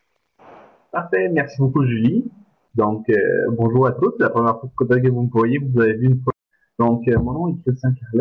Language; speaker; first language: French; native; French